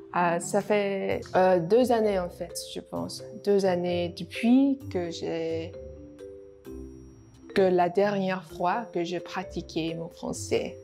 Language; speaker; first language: French; non-native, learner; Vietnamese